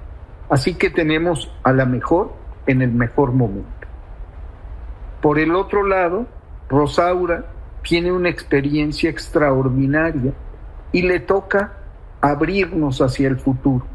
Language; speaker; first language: Spanish; native; Spanish